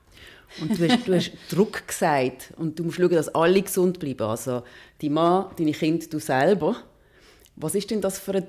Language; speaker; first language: German; native; German